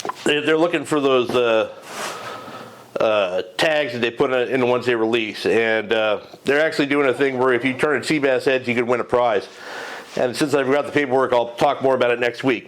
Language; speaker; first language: English; native; English